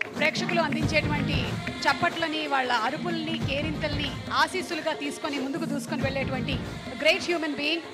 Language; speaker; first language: Telugu; native; Telugu